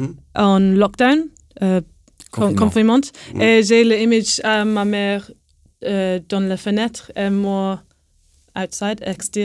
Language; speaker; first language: French; non-native, learner; English